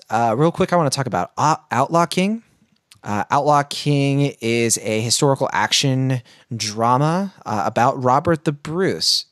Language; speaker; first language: English; native; English